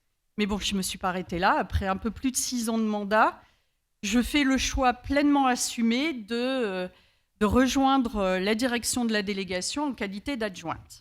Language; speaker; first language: French; native; French